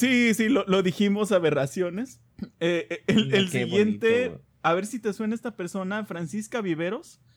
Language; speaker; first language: Spanish; native; Spanish